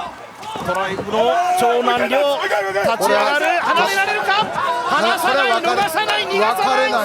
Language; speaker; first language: Japanese; native; Japanese